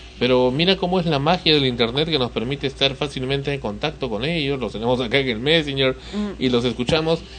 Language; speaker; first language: Spanish; native; Spanish